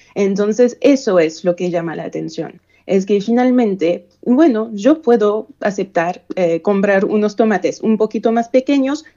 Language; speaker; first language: Spanish; non-native, fluent; French